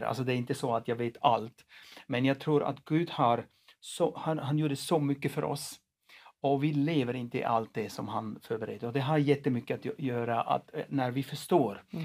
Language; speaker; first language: Swedish; non-native, fluent; German